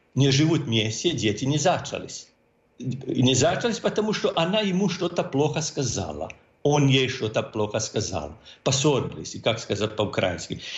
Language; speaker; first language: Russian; non-native, fluent; Croatian